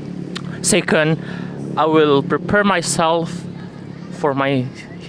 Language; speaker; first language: English; non-native, learner; Indonesian